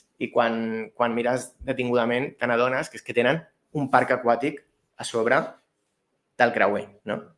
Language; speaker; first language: Catalan; native; Catalan